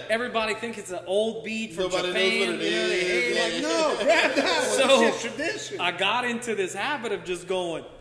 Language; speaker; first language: English; native; English